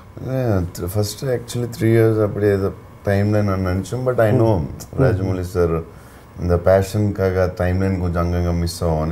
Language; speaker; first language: Tamil; non-native, learner; Telugu